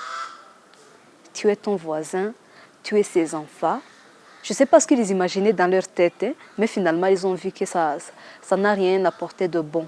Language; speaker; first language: French; non-native, local second language; Kinyarwanda